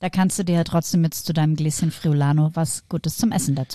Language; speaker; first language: German; native; German